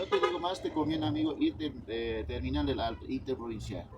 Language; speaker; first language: Spanish; native; Spanish